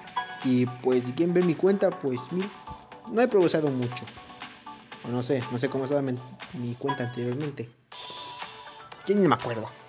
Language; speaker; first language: Spanish; native; Spanish